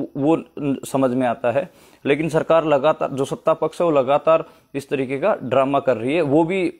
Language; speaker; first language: Hindi; native; Hindi